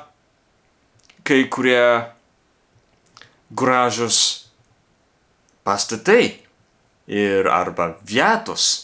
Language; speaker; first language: Lithuanian; non-native, learner; Japanese